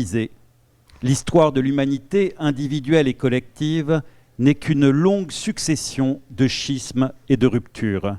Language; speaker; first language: French; native; French